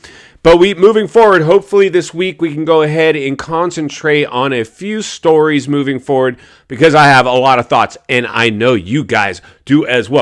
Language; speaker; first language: English; native; English